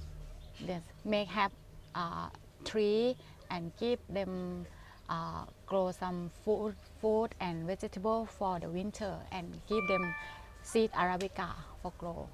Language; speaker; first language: English; non-native, learner; Thai